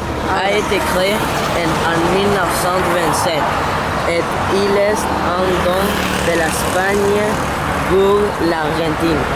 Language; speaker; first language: French; non-native, learner; Spanish